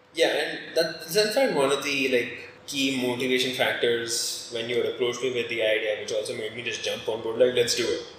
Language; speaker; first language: English; non-native, local second language; Hindi